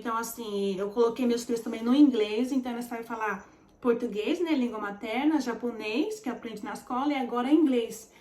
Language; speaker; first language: Portuguese; early bilingual, heritage; Portuguese